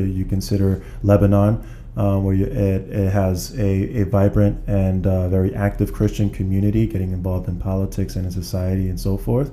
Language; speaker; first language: English; native; English